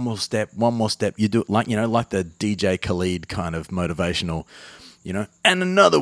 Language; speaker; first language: English; native; English